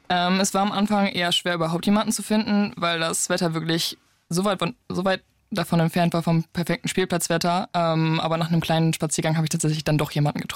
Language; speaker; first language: German; native; German